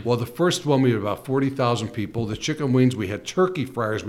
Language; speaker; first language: English; native; English